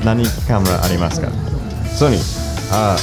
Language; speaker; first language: Japanese; non-native, learner; English